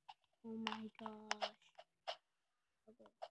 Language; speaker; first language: English; native; English